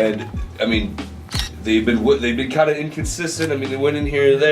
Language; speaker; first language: English; native; English